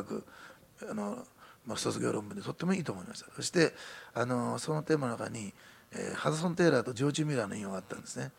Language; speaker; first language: Japanese; native; Japanese